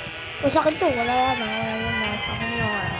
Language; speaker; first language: Filipino; non-native, local second language; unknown